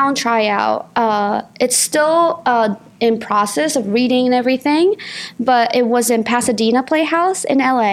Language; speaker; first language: English; non-native, fluent; Japanese